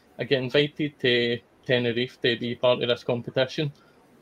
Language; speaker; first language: English; native; English